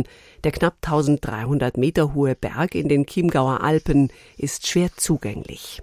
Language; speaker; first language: German; native; German